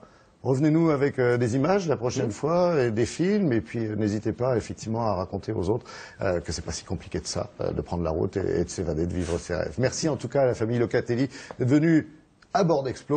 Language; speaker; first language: French; native; French